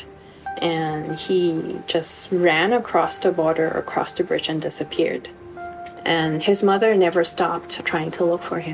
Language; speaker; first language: English; non-native, local second language; Cantonese